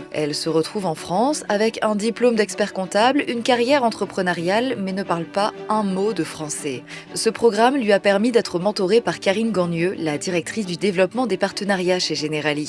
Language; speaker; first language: French; native; French